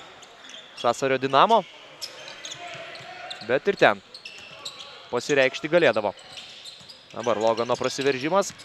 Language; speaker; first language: Lithuanian; native; Lithuanian